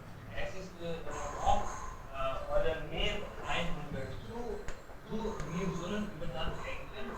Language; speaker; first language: German; non-native, learner; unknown